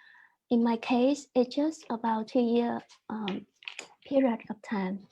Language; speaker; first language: English; non-native, learner; Vietnamese